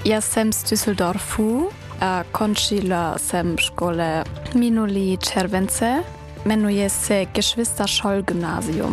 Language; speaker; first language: Czech; non-native, learner; German